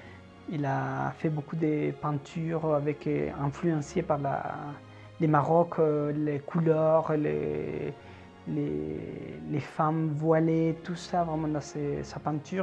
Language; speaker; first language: French; non-native, fluent; Spanish